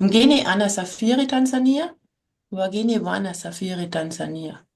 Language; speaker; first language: Swahili; non-native, learner; German